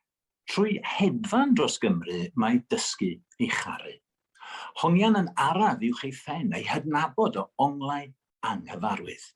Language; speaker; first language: Welsh; native; Welsh